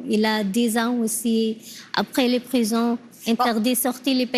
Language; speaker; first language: French; non-native, learner; Arabic